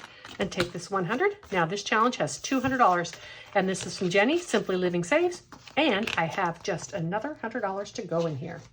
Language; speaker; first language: English; native; English